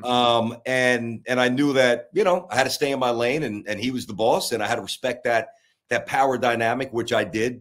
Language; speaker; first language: English; native; English